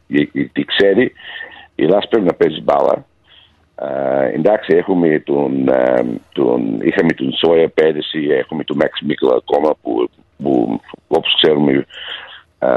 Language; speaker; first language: Greek; early bilingual, heritage; Greek